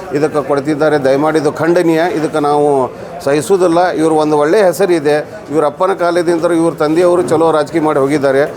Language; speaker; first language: Kannada; non-native, local second language; Urdu